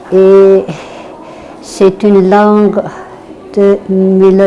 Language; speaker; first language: French; non-native, learner; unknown